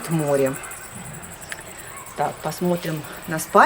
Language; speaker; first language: Russian; native; Russian